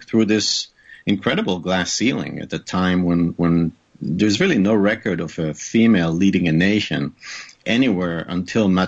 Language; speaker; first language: English; non-native, fluent; Hebrew